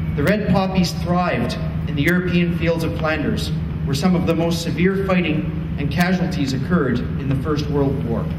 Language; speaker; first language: English; native; English